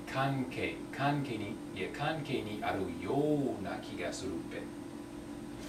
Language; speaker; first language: Japanese; non-native, learner; English